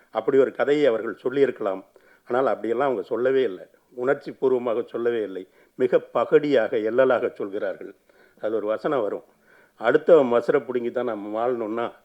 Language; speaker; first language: Tamil; native; Tamil